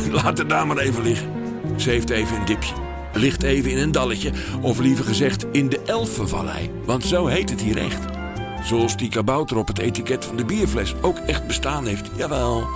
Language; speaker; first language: Dutch; native; Dutch